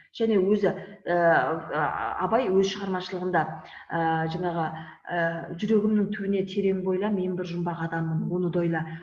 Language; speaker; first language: Kazakh; native; Kazakh